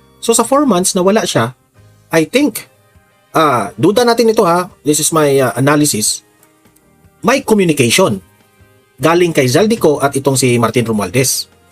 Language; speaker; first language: Filipino; native; Filipino